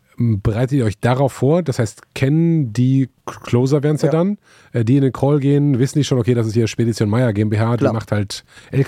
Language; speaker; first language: German; native; German